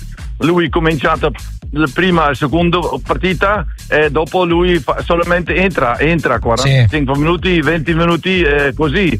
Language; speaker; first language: Italian; non-native, learner; Dutch